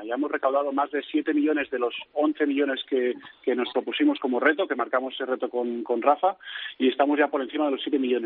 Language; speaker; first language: Spanish; native; Spanish